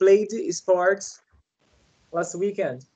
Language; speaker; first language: English; non-native, learner; Portuguese